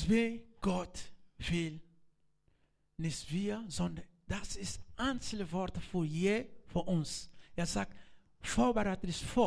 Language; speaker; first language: German; non-native, learner; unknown